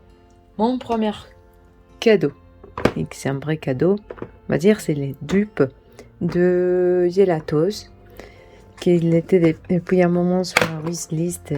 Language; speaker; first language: French; non-native, learner; Spanish